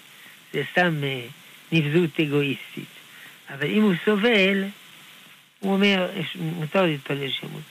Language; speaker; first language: Hebrew; non-native, fluent; French